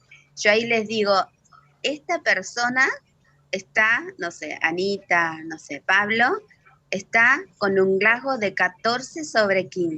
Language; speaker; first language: Spanish; native; Spanish